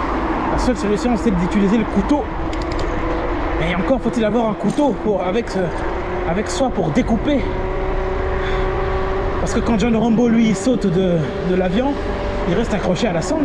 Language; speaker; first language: French; native; French